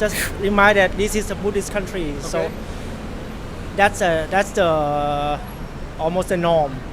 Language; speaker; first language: English; non-native, learner; Thai